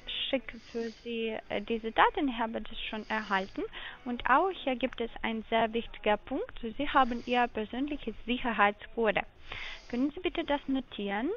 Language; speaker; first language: German; non-native, learner; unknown